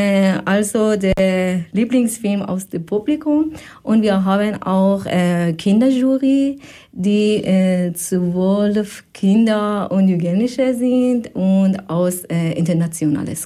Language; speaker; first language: German; non-native, fluent; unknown